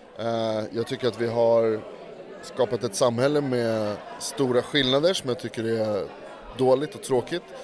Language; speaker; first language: Swedish; native; Swedish